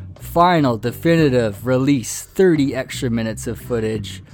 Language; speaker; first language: English; native; English